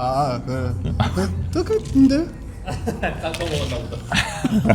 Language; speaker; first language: Korean; non-native, fluent; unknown